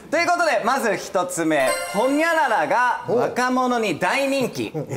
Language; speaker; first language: Japanese; non-native, fluent; English